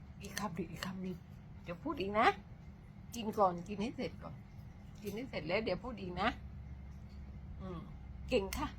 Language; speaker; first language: Thai; native; Thai